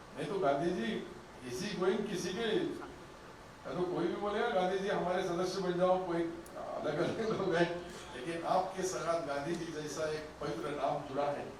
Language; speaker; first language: Hindi; non-native, local second language; Urdu